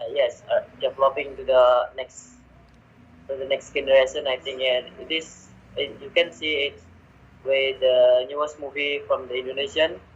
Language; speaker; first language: English; non-native, learner; Indonesian